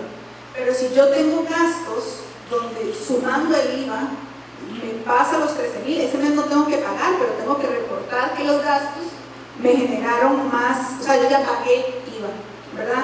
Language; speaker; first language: Spanish; native; Spanish